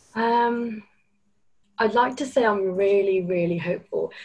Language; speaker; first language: English; native; English